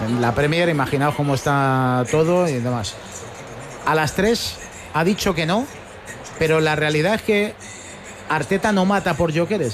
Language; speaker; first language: Spanish; native; Spanish